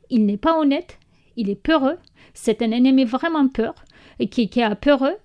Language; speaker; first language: French; non-native, learner; Kurdish